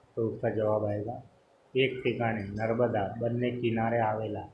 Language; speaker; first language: Hindi; non-native, local second language; Gujarati